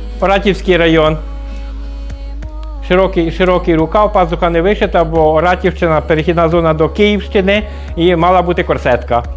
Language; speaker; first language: Ukrainian; native; Ukrainian